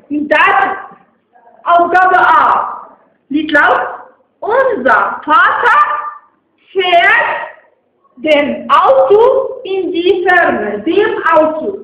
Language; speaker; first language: German; non-native, fluent; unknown